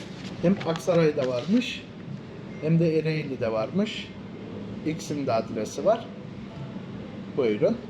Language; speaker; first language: Turkish; early bilingual, heritage; Turkish